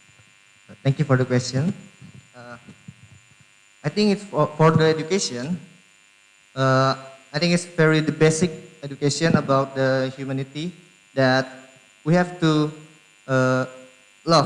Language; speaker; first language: English; non-native, learner; Indonesian